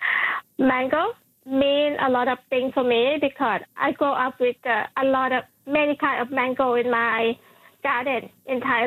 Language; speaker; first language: English; non-native, fluent; Thai